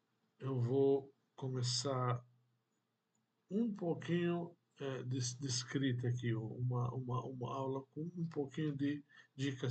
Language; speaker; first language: Portuguese; non-native, fluent; Arabic